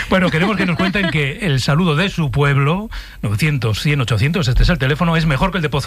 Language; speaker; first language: Spanish; native; Spanish